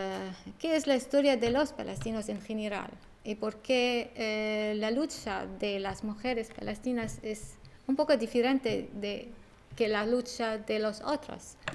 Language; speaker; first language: Spanish; non-native, learner; Arabic